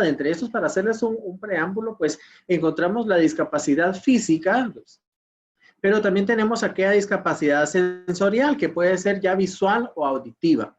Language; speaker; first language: Spanish; native; Spanish